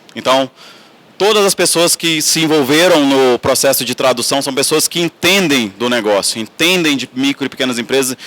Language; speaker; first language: Portuguese; native; Portuguese